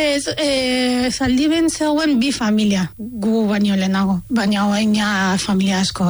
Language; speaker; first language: Basque; non-native, fluent; Arabic